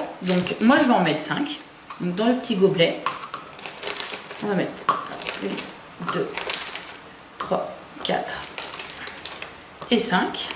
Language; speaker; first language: French; native; French